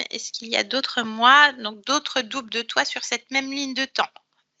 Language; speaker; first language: French; native; French